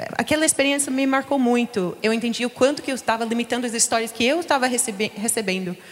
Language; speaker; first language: Portuguese; non-native, fluent; English